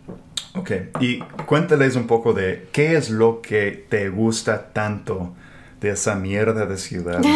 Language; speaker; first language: Spanish; non-native, fluent; English